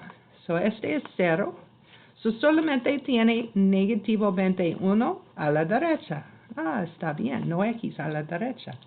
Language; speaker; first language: Spanish; non-native, learner; English